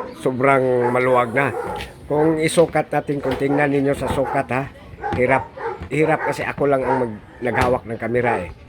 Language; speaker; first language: Filipino; non-native, local second language; Cebuano